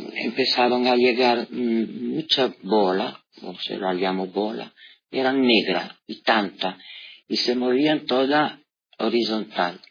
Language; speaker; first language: Spanish; non-native, learner; Italian